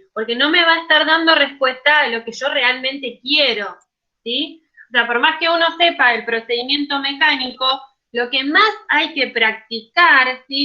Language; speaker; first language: Spanish; native; Spanish